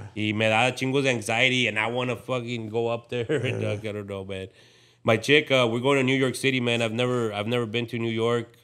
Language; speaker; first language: English; native; English